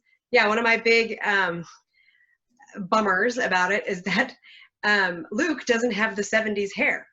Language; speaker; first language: English; native; English